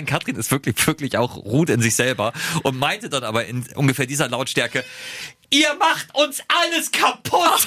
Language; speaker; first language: German; native; German